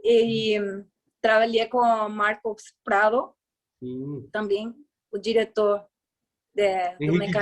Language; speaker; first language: Portuguese; non-native, learner; Spanish